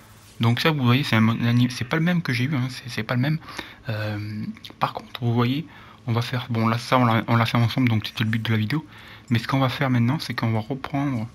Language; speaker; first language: French; native; French